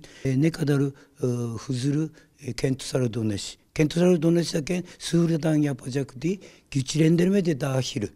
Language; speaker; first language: Turkish; non-native, learner; Japanese